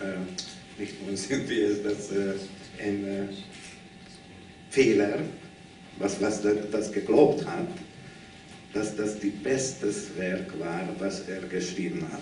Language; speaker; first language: German; non-native, learner; Hungarian